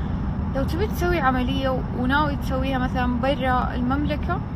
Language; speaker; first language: Arabic; native; Arabic